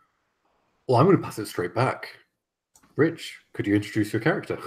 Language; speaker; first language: English; native; English